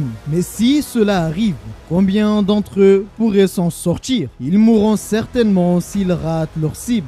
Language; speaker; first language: French; native; French